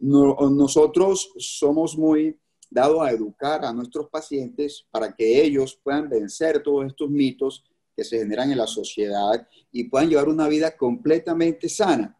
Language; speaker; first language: Spanish; native; Spanish